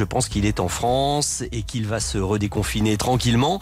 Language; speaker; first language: French; native; French